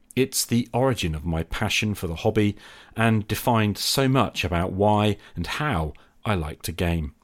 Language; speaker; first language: English; native; English